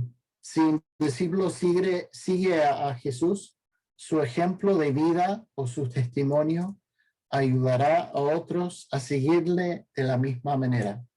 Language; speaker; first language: Spanish; non-native, fluent; English